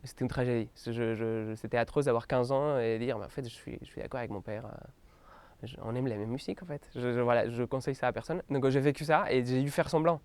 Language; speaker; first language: French; non-native, fluent; Spanish